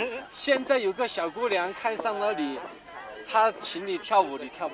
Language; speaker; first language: Chinese; native; Chinese